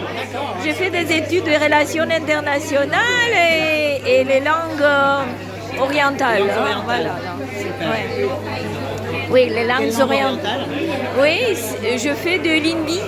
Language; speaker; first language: French; non-native, fluent; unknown